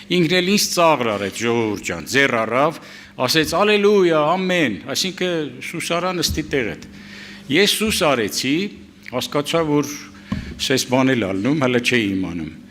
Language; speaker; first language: Armenian; native; Armenian